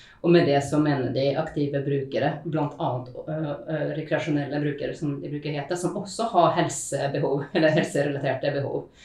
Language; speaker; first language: Norwegian; non-native, fluent; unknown